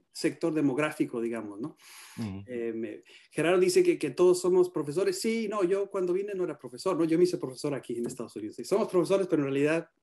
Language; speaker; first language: Spanish; native; Spanish